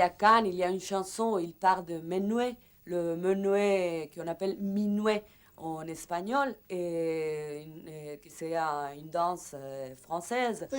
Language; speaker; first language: French; non-native, fluent; Spanish